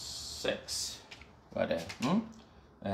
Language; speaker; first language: Swedish; non-native, fluent; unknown